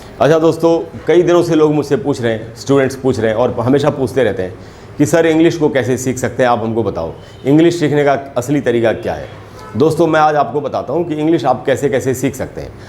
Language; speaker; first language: Hindi; native; Hindi